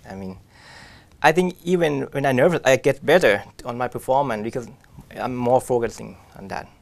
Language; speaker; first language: English; non-native, fluent; Thai